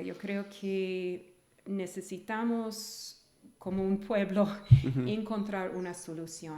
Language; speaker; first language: Spanish; non-native, fluent; English